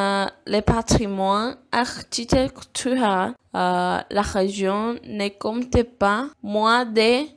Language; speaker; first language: French; non-native, learner; Spanish